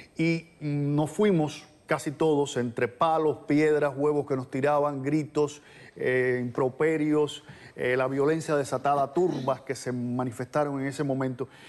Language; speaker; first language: Spanish; native; Spanish